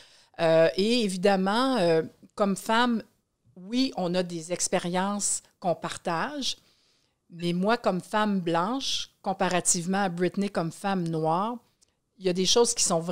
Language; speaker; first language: French; native; French